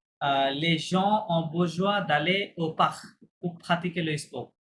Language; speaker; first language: French; non-native, fluent; Bangla